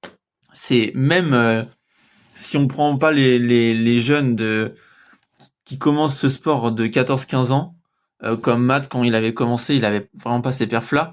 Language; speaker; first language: French; native; French